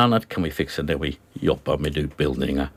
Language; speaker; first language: Swedish; non-native, learner; English